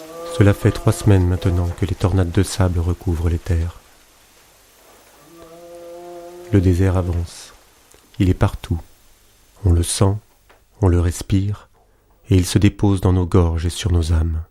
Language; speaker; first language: French; native; French